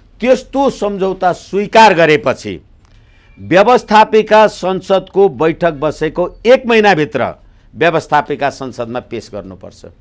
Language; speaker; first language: Nepali; native; Nepali